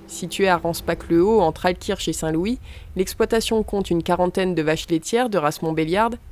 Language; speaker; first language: French; native; French